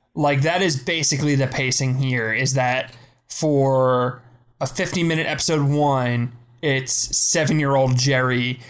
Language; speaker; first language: English; native; English